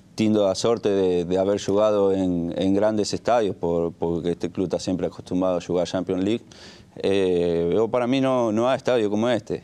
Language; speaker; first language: Spanish; native; Spanish